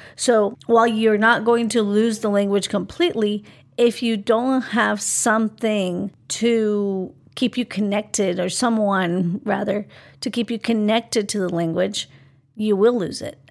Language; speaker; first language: English; early bilingual, other home language; Spanish